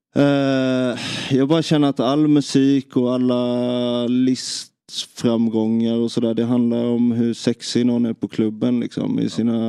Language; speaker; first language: Swedish; native; Swedish